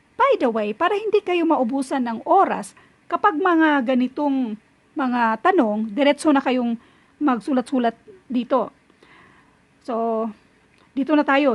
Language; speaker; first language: Filipino; non-native, local second language; Cebuano